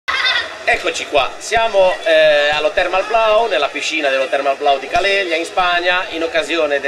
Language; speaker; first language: Italian; native; Italian